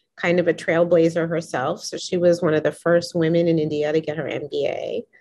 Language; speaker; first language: English; native; English